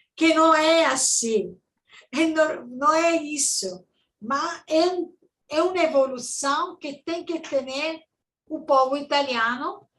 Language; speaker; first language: Portuguese; non-native, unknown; Italian